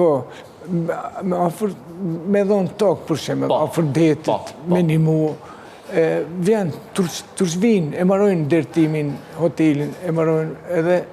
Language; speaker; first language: Albanian; early bilingual, heritage; Turkish